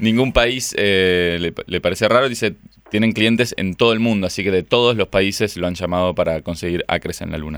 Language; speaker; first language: Spanish; native; Spanish